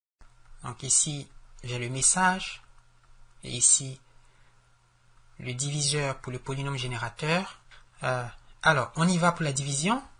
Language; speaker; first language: French; native; French